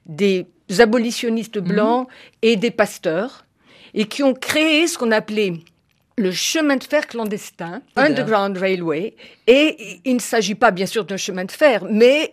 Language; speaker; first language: French; native; French